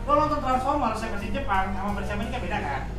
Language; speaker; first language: Indonesian; native; Indonesian